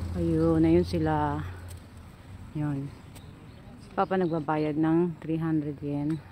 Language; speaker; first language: Filipino; native; Filipino